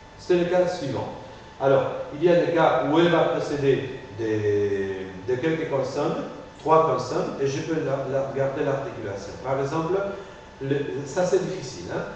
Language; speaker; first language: French; non-native, fluent; Spanish